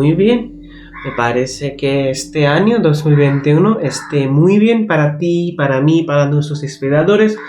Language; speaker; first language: Spanish; non-native, learner; Bangla